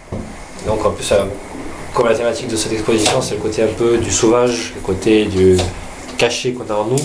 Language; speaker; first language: French; native; French